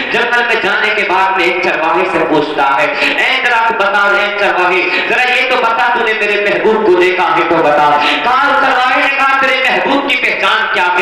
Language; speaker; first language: Urdu; native; Urdu